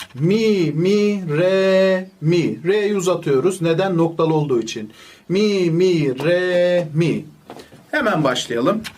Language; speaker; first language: Turkish; native; Turkish